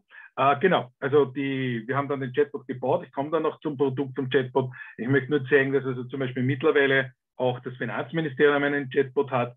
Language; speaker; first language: German; native; German